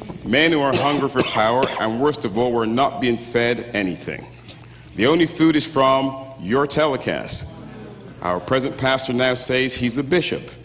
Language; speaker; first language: English; native; English